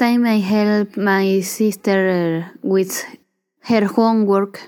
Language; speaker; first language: English; non-native, learner; Spanish